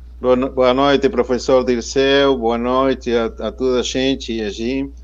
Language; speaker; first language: Portuguese; non-native, fluent; Spanish